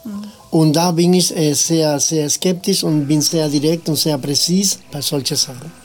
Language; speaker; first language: German; non-native, fluent; Spanish